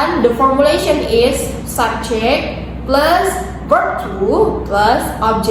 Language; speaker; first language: English; non-native, learner; Indonesian